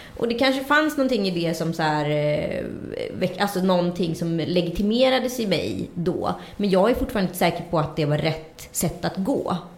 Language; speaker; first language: Swedish; native; Swedish